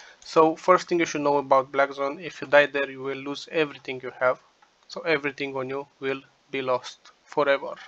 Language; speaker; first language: English; non-native, fluent; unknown